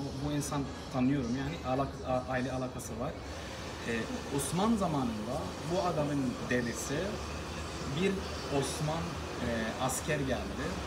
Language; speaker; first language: Turkish; non-native, learner; Arabic